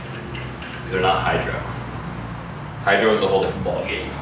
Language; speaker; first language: English; native; English